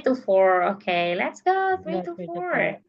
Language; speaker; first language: English; non-native, learner; Indonesian